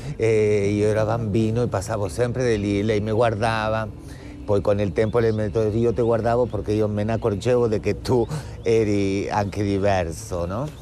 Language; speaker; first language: Italian; non-native, fluent; Spanish